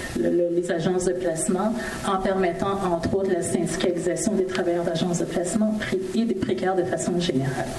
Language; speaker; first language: French; native; French